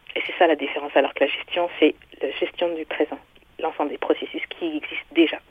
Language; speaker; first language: French; non-native, local second language; Kinyarwanda